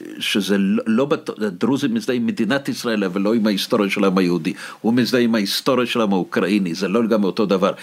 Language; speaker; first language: Hebrew; non-native, fluent; Russian